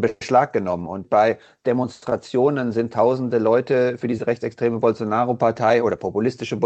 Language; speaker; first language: German; native; German